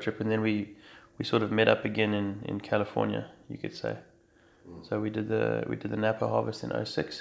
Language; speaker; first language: English; native; English